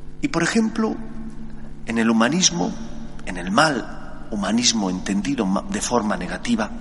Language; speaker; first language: Spanish; native; Spanish